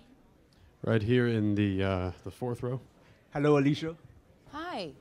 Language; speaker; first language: English; non-native, fluent; French